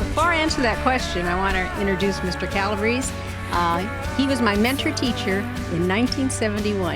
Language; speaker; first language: English; native; English